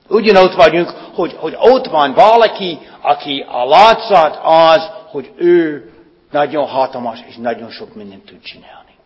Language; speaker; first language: Hungarian; non-native, fluent; English